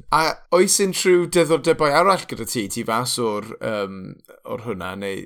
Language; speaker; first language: Welsh; non-native, local second language; English